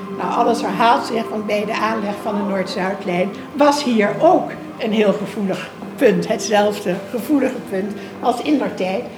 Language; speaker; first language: Dutch; native; Dutch